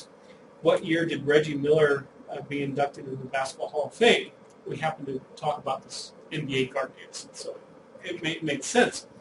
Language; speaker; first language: English; native; English